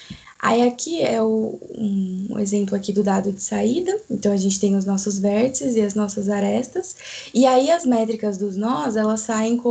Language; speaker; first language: Portuguese; native; Portuguese